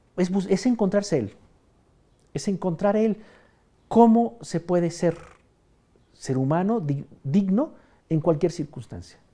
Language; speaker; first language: Spanish; native; Spanish